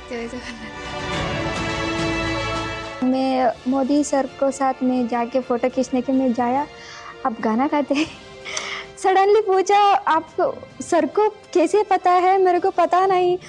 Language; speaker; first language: Hindi; non-native, local second language; Odia